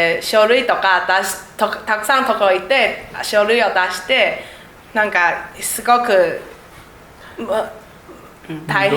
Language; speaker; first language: Japanese; non-native, learner; Chinese